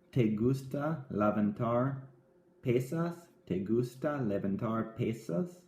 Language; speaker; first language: Spanish; non-native, fluent; English